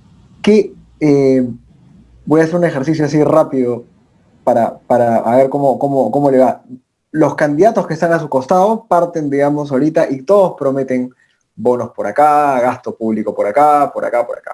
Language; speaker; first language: Spanish; native; Spanish